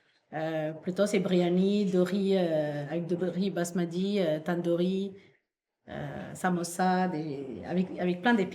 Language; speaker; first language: French; non-native, fluent; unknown